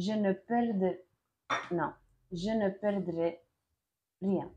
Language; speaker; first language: French; non-native, learner; Spanish